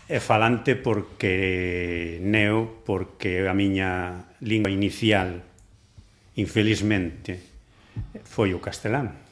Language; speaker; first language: Galician; non-native, local second language; Spanish